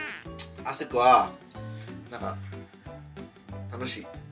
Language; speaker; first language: Japanese; non-native, fluent; Indonesian